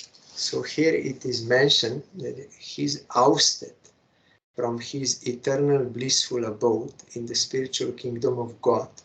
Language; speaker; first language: English; non-native, fluent; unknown